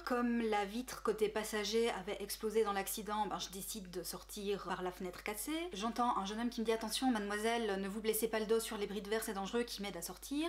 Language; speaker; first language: French; native; French